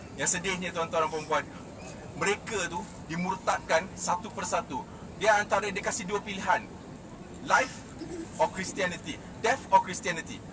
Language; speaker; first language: Malay; native; Malay